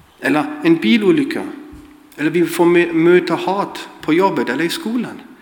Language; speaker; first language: Swedish; non-native, fluent; German